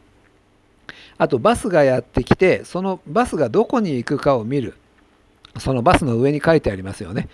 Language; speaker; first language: Japanese; native; Japanese